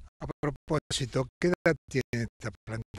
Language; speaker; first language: Spanish; native; Spanish